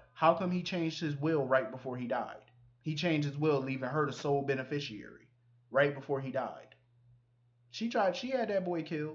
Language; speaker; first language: English; native; English